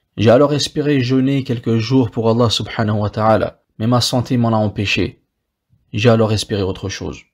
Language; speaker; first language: French; non-native, local second language; Wolof